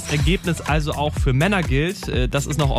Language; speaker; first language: German; native; German